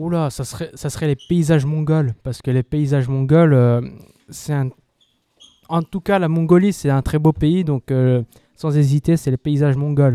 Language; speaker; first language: French; native; French